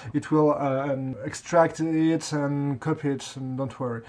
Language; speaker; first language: English; non-native, fluent; French